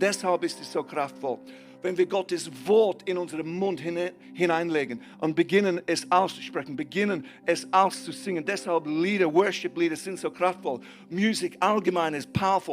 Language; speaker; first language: German; non-native, fluent; English